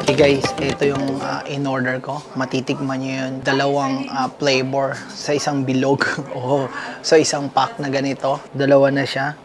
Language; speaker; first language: Filipino; native; Filipino